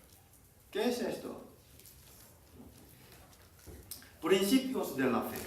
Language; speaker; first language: Spanish; non-native, learner; Korean